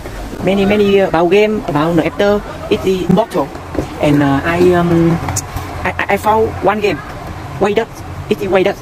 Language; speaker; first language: English; non-native, learner; Vietnamese